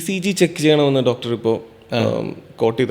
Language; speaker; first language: Malayalam; native; Malayalam